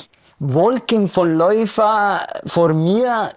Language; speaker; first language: German; non-native, fluent; Spanish